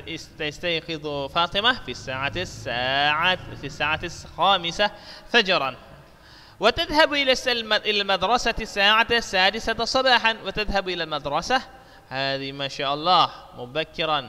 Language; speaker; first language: Arabic; non-native, fluent; Indonesian